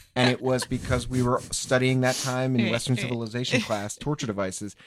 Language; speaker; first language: English; native; English